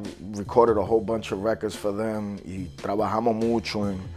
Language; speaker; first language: English; early bilingual, other home language; Spanish